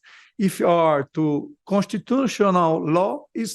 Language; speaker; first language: English; non-native, learner; Portuguese